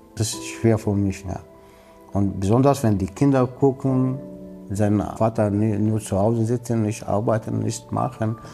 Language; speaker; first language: German; non-native, learner; Arabic